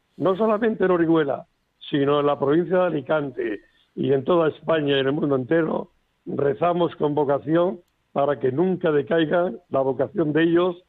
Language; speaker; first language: Spanish; native; Spanish